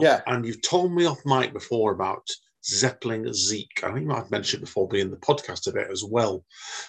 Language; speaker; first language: English; native; English